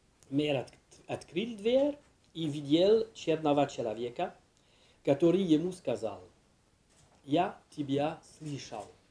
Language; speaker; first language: Russian; non-native, learner; French